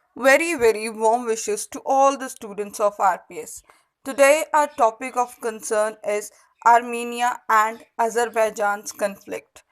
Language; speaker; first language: English; non-native, local second language; Punjabi